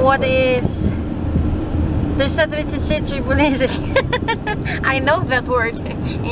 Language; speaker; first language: English; non-native, local second language; Cebuano